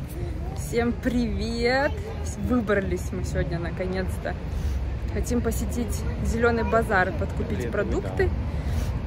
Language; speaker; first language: Russian; native; Russian